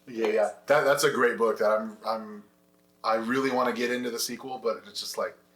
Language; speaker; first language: English; native; English